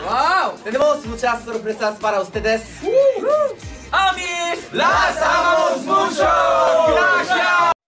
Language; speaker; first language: Spanish; non-native, learner; Korean